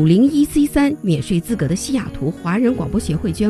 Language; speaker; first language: Chinese; native; Chinese